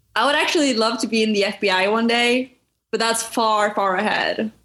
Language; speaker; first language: English; non-native, fluent; Norwegian